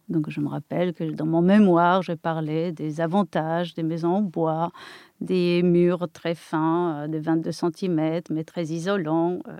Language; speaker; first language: French; non-native, fluent; Polish